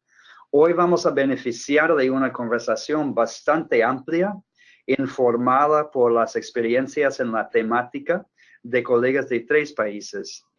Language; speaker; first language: Spanish; non-native, fluent; English